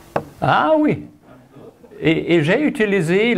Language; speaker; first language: French; non-native, learner; German